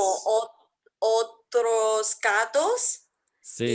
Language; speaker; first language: Spanish; non-native, learner; English